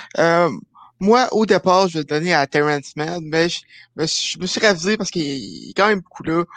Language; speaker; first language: French; native; French